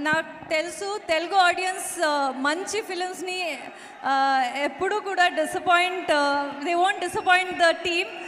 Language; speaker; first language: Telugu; non-native, learner; Kannada